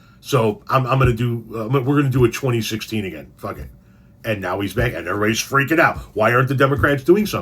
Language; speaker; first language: English; native; English